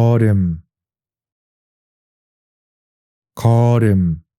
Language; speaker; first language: Korean; native; Korean